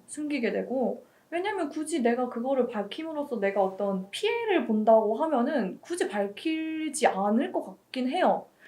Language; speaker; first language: Korean; native; Korean